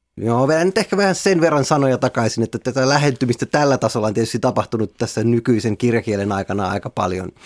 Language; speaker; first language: Finnish; native; Finnish